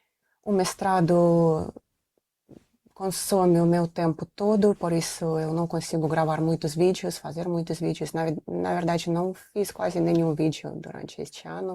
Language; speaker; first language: Portuguese; non-native, fluent; Russian